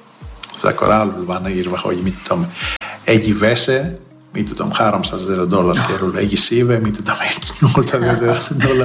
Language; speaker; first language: Hungarian; non-native, learner; Greek